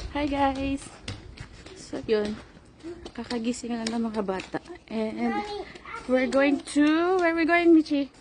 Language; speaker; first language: Filipino; native; Filipino